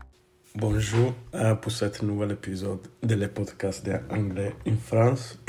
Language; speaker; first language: French; non-native, fluent; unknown